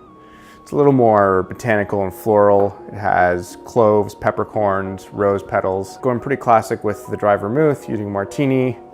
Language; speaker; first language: English; native; English